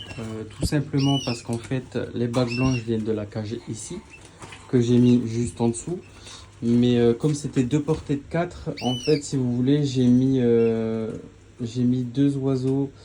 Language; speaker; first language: French; native; French